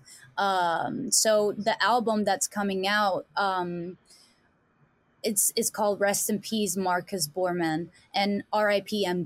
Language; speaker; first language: English; non-native, fluent; Danish